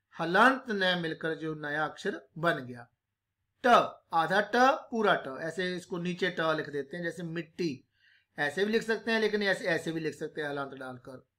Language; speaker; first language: Hindi; non-native, local second language; Punjabi